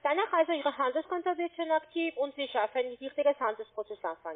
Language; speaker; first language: German; non-native, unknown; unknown